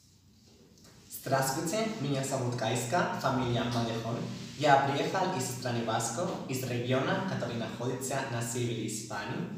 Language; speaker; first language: Russian; non-native, learner; Basque